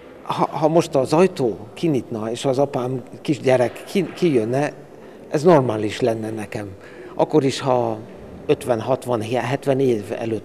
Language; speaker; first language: Hungarian; early bilingual, heritage; Hungarian